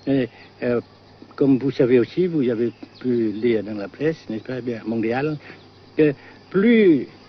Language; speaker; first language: French; non-native, fluent; Vietnamese